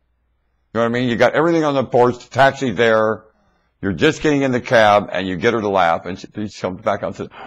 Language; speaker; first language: English; native; English